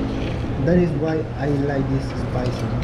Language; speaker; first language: English; non-native, learner; Indonesian